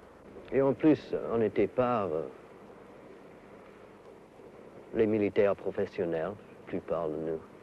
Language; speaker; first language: French; non-native, fluent; English